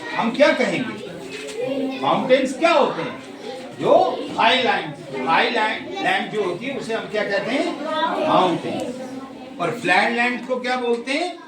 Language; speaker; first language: Hindi; non-native, local second language; Dogri